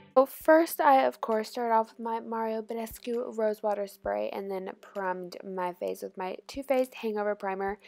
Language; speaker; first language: English; native; English